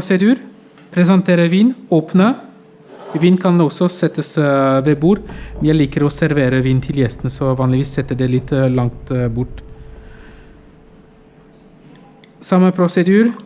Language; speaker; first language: Norwegian; non-native, fluent; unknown